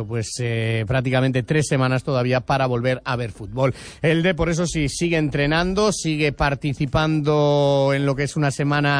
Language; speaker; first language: Spanish; native; Spanish